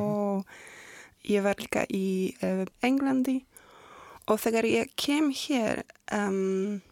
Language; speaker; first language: Icelandic; non-native, learner; Polish